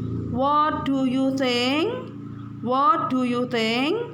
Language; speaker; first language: English; non-native, learner; Indonesian